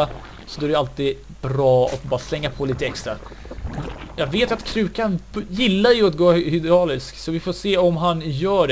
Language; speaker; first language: Swedish; native; Swedish